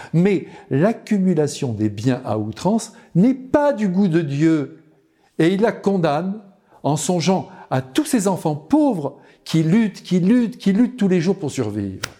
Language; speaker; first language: French; native; French